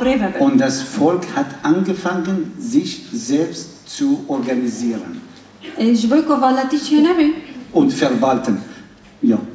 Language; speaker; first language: German; non-native, fluent; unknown